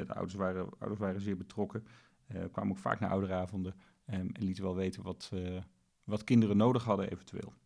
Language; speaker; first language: Dutch; native; Dutch